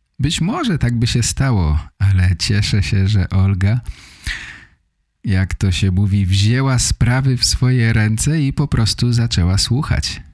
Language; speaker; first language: Polish; native; Polish